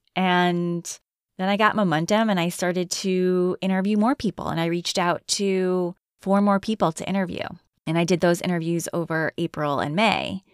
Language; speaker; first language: English; native; English